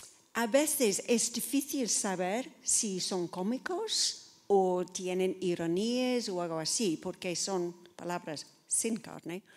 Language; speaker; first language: Spanish; non-native, fluent; English